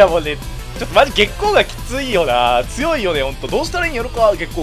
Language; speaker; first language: Japanese; native; Japanese